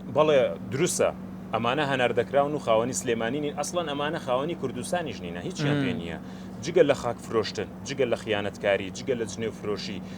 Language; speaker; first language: Central Kurdish; native; Central Kurdish